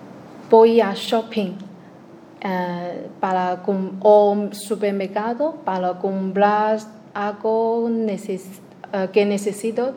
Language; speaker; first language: Spanish; non-native, learner; Chinese